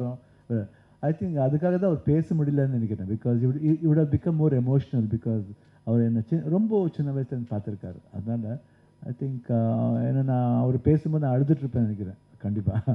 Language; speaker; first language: Tamil; non-native, local second language; Kannada